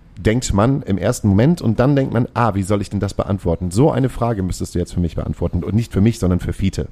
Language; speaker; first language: German; native; German